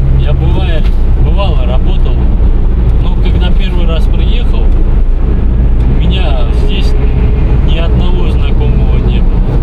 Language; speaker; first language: Russian; non-native, fluent; Uzbek